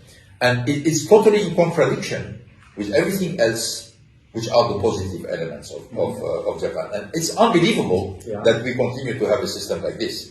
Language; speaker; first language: English; non-native, fluent; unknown